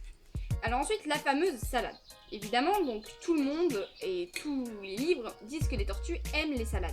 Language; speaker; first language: French; native; French